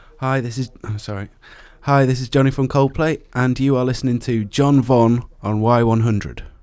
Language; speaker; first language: English; native; English